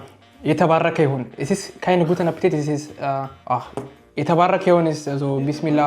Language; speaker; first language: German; early bilingual, other home language; Amharic